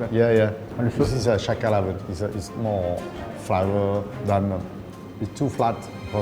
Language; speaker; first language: English; non-native, fluent; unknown